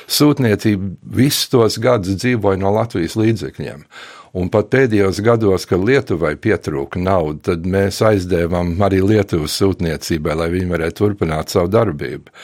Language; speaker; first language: Latvian; early bilingual, heritage; Latvian